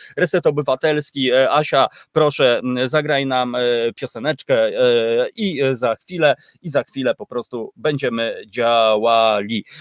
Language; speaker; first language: Polish; native; Polish